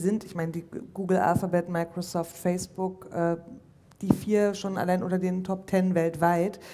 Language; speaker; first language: German; native; German